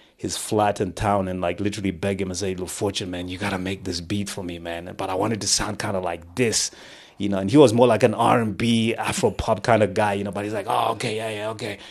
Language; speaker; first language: English; non-native, local second language; Shona